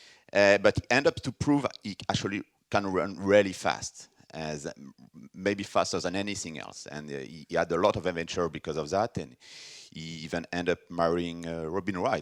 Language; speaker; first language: English; non-native, fluent; French